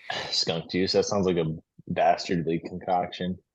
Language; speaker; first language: English; native; English